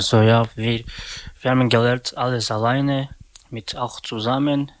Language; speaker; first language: German; non-native, learner; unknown